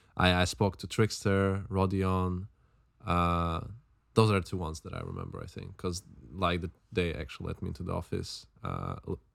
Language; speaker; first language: English; non-native, fluent; Slovak